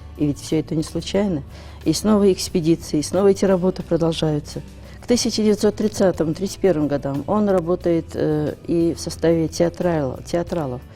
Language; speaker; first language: Russian; non-native, local second language; Ingush